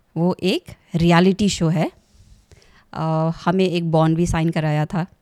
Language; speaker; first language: Hindi; non-native, local second language; Assamese